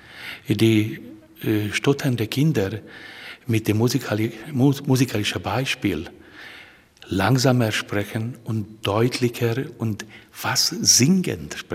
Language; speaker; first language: German; non-native, fluent; Hungarian